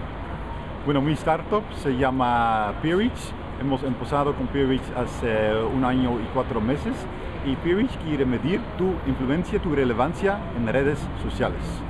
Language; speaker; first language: Spanish; non-native, fluent; Dutch